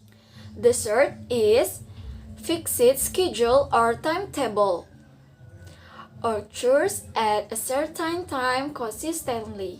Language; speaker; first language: English; non-native, learner; Indonesian